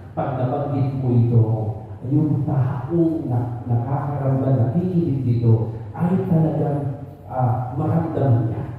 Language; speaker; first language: Filipino; non-native, local second language; Cebuano